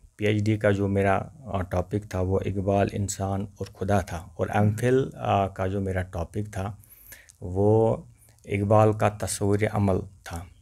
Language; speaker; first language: Urdu; non-native, local second language; Kashmiri